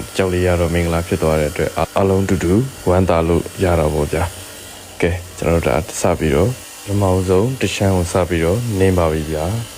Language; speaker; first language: Burmese; native; Burmese